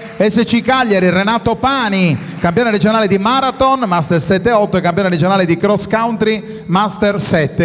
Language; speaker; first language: Italian; native; Italian